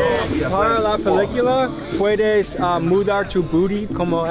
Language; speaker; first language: Spanish; non-native, learner; English